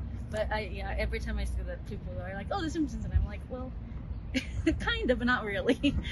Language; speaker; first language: English; native; English